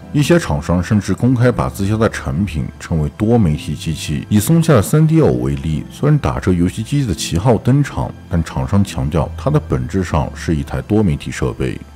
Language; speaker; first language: Chinese; native; Chinese